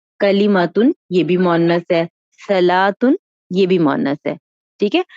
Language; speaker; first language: Urdu; native; Urdu